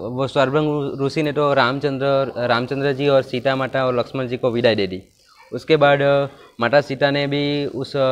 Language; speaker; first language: Hindi; non-native, local second language; Gujarati